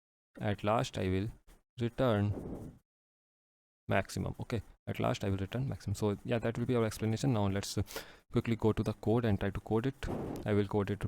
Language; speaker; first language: English; non-native, local second language; Hindi